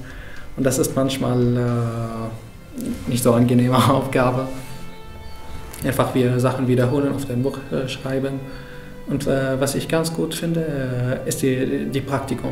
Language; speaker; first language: German; non-native, fluent; Arabic